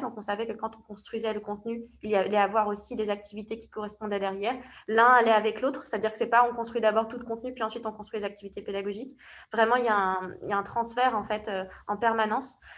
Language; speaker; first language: French; native; French